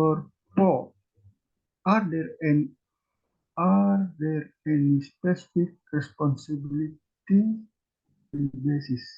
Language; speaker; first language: English; non-native, learner; Indonesian